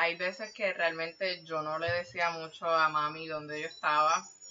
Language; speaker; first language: Spanish; early bilingual, heritage; Spanish